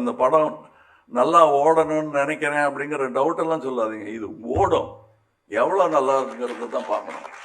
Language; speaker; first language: Tamil; native; Tamil